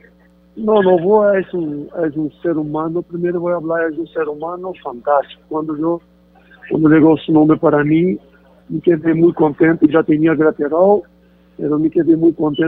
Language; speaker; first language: Spanish; non-native, fluent; Portuguese